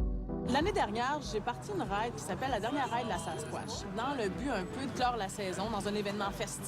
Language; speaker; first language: French; native; French